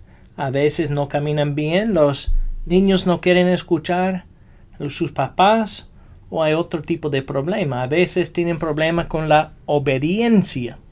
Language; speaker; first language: Spanish; non-native, fluent; English